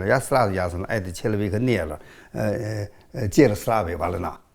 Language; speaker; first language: Russian; non-native, learner; Chinese